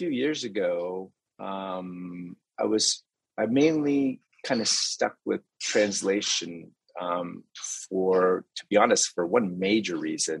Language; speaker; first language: English; early bilingual, other home language; Spanish